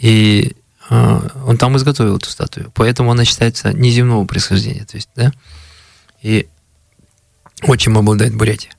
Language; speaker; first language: Russian; native; Russian